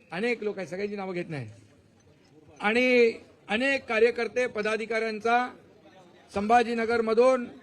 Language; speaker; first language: Marathi; native; Marathi